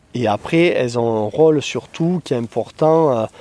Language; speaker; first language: French; native; French